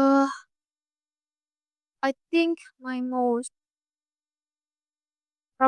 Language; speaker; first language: English; non-native, fluent; Indonesian